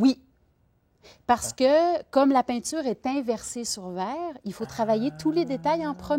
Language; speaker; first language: French; native; French